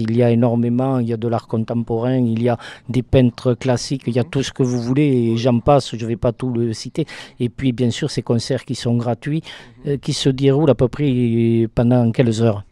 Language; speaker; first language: French; native; French